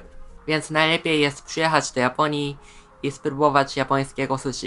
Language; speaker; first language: Polish; non-native, fluent; Japanese